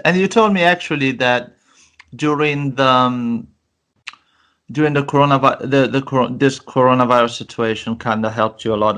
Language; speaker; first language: English; non-native, fluent; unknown